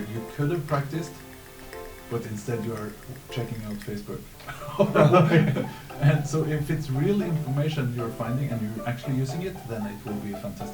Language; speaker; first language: English; non-native, fluent; Norwegian